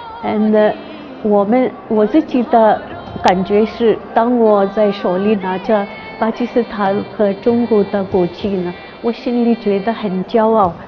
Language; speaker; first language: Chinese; non-native, fluent; Urdu